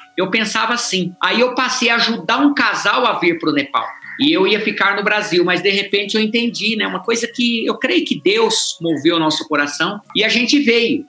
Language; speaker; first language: Portuguese; native; Portuguese